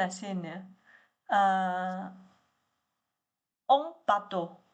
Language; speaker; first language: French; non-native, learner; Chinese